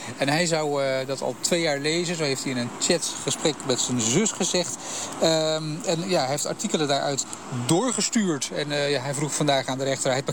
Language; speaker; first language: Dutch; native; Dutch